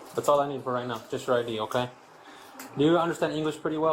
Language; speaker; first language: English; native; English